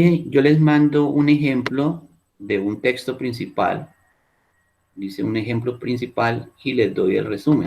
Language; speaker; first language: Spanish; native; Spanish